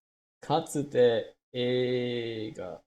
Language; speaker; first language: Japanese; non-native, learner; English